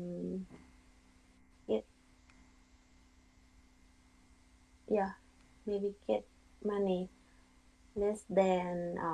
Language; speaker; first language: English; non-native, learner; Thai